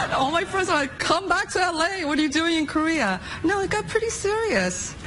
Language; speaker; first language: English; early bilingual, other home language; Korean